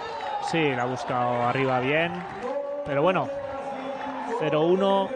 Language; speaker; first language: Spanish; native; Spanish